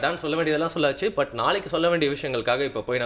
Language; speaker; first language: Tamil; native; Tamil